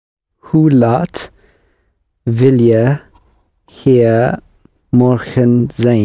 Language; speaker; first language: Dutch; non-native, learner; English